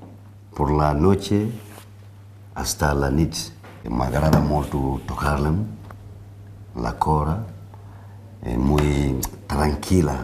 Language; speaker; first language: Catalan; non-native, learner; Mandingo